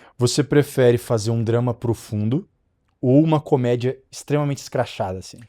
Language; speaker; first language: Portuguese; native; Portuguese